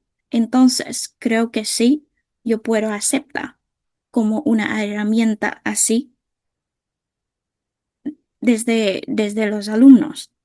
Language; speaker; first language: Spanish; non-native, fluent; Vietnamese